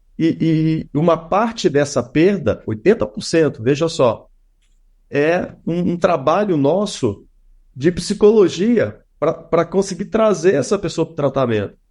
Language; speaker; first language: Portuguese; native; Portuguese